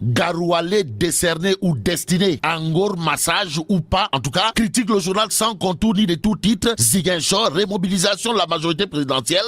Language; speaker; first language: French; non-native, local second language; Wolof